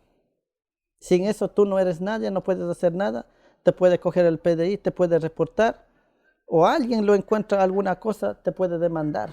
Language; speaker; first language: Spanish; non-native, local second language; Quechua